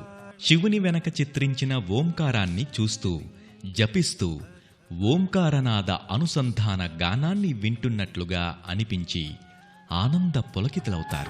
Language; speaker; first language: Telugu; native; Telugu